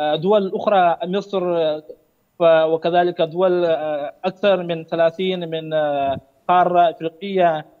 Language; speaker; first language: Arabic; non-native, fluent; Urdu